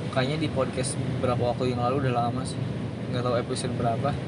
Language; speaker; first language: Indonesian; non-native, local second language; Sundanese